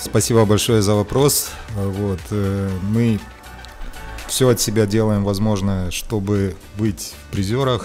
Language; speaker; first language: Russian; native; Russian